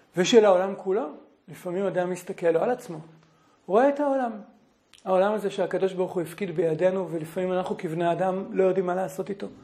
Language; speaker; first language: Hebrew; native; Hebrew